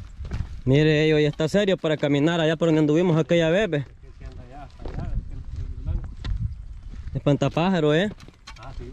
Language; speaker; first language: Spanish; native; Spanish